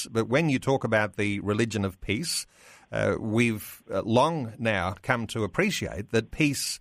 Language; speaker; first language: English; native; English